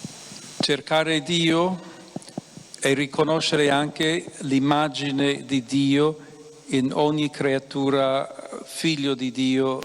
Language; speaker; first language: Italian; non-native, fluent; English